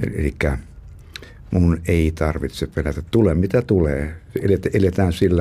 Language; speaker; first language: Finnish; native; Finnish